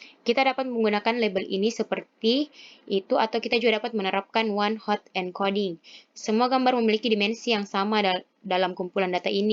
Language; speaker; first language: Indonesian; native; Indonesian